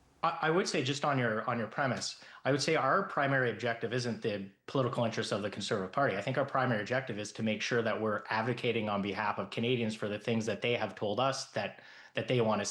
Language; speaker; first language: English; native; English